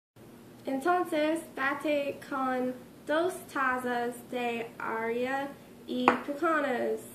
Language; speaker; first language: Spanish; non-native, learner; English